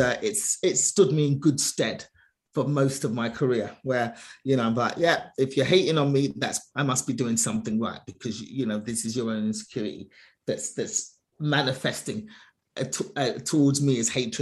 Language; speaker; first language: English; native; English